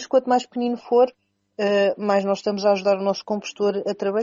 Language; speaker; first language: Portuguese; native; Portuguese